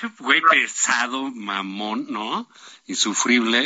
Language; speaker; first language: Spanish; native; Spanish